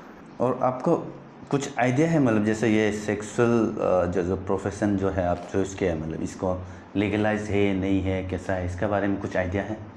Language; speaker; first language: Hindi; non-native, local second language; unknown